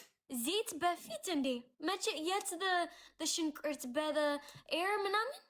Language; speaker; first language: Amharic; early bilingual, heritage; English